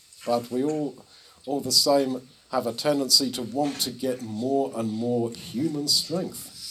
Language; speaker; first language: English; native; English